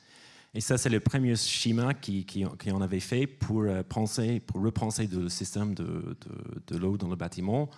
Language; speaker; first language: French; non-native, fluent; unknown